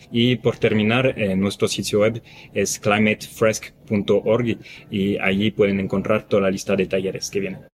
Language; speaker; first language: Spanish; non-native, fluent; French